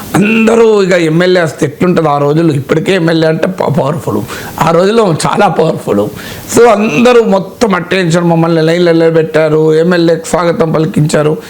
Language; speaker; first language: Telugu; native; Telugu